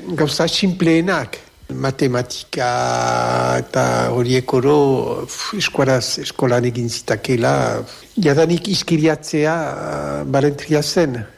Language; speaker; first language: Basque; native; Basque